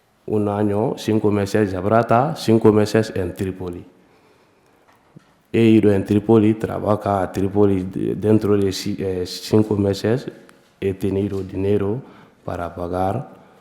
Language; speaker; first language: Spanish; non-native, learner; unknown